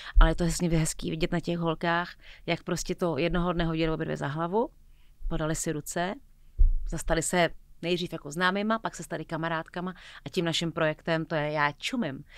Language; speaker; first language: Czech; native; Czech